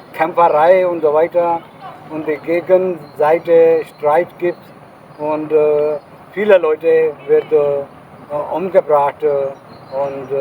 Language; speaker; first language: German; non-native, learner; Urdu